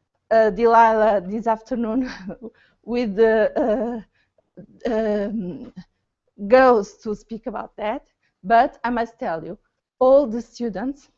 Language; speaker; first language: English; non-native, learner; Portuguese